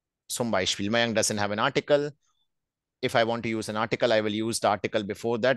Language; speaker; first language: English; non-native, local second language; Hindi